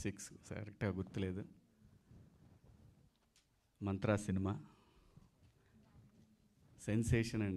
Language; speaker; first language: Telugu; native; Telugu